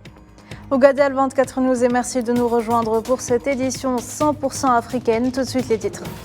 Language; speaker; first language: French; non-native, local second language; Arabic